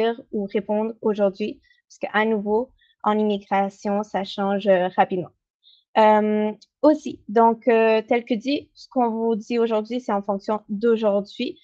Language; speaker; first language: French; native; French